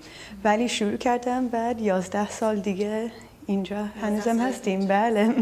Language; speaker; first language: Persian; early bilingual, heritage; Persian